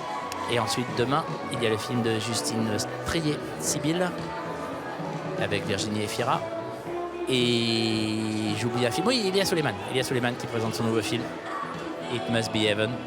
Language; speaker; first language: French; native; French